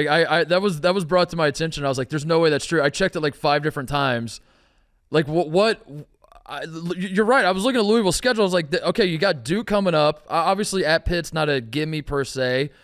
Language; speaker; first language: English; native; English